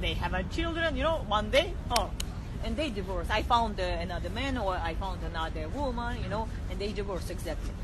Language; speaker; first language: English; non-native, learner; Russian